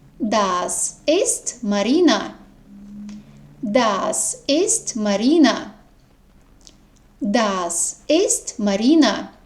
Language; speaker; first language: German; non-native, fluent; Ukrainian